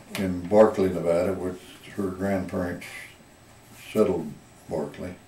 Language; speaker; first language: English; native; English